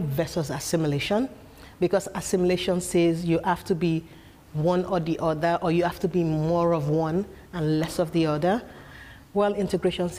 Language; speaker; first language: English; non-native, local second language; Yoruba